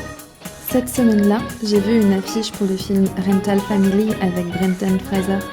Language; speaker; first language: French; native; French